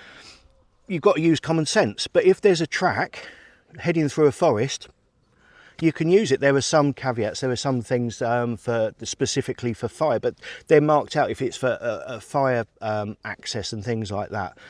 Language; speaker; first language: English; native; English